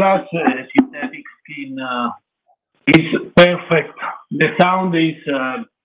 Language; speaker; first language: English; non-native, learner; Italian